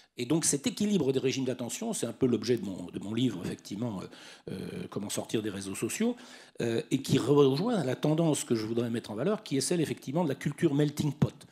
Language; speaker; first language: French; native; French